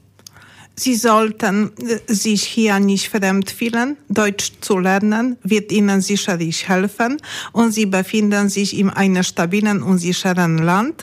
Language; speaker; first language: German; non-native, learner; Polish